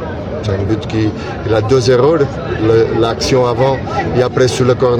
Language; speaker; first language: French; non-native, learner; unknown